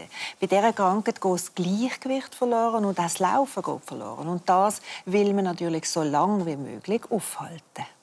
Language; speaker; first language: German; native; German